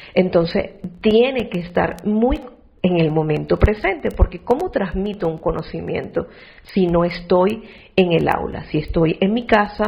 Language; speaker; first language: Spanish; native; Spanish